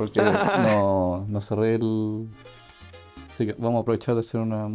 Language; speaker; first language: Spanish; native; Spanish